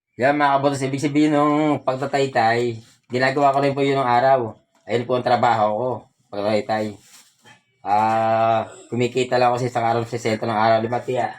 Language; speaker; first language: Filipino; native; Filipino